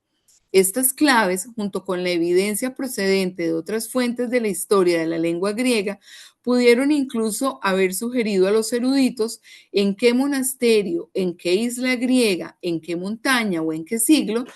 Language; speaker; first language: Spanish; native; Spanish